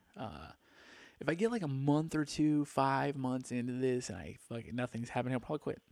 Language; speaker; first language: English; native; English